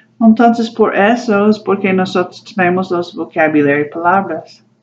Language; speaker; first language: Spanish; non-native, learner; English